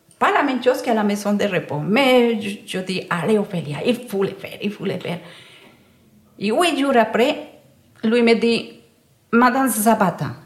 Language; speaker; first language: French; non-native, learner; Spanish